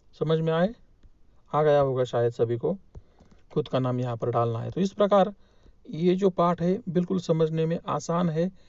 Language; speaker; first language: Hindi; non-native, local second language; Marathi